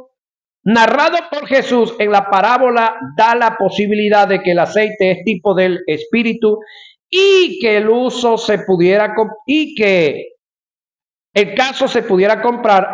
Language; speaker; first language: Spanish; native; Spanish